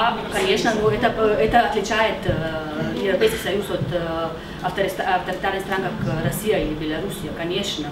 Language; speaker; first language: Russian; non-native, fluent; Slovenian